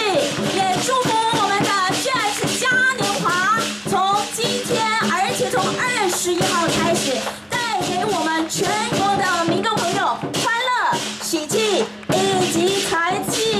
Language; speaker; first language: Chinese; native; Chinese